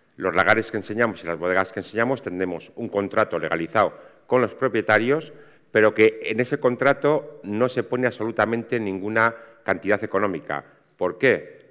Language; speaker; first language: Spanish; native; Spanish